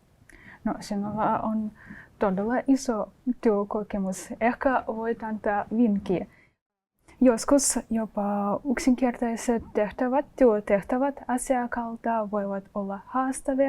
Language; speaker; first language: Finnish; non-native, fluent; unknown